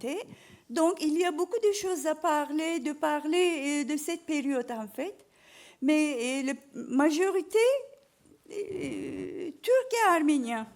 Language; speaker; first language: French; non-native, learner; Turkish